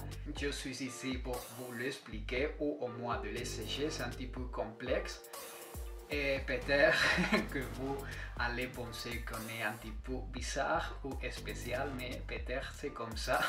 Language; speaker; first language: French; non-native, fluent; Spanish